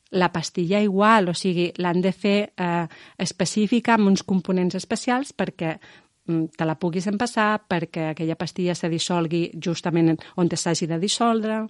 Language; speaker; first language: Catalan; non-native, local second language; Spanish